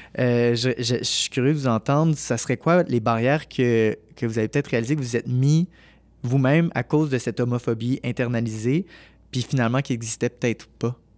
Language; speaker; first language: French; native; French